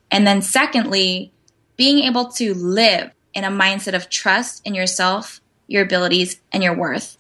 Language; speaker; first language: English; native; English